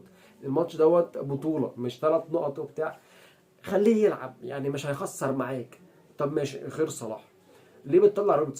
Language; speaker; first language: Arabic; native; Arabic